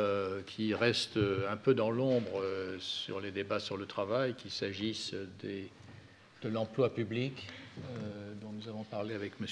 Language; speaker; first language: French; native; French